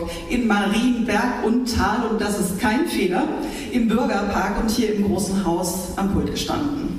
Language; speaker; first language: German; native; German